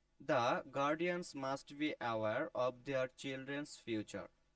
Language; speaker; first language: English; non-native, local second language; Bangla